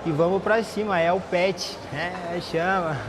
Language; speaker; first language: Portuguese; native; Portuguese